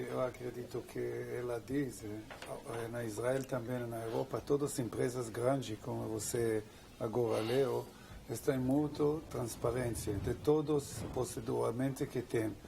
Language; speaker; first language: Portuguese; non-native, learner; Hebrew